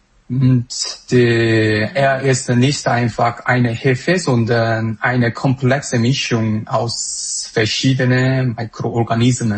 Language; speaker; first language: German; non-native, fluent; Korean